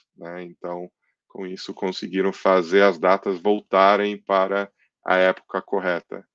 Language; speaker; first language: Portuguese; early bilingual, other home language; English